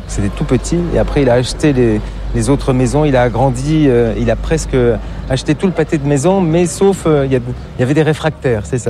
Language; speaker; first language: French; native; French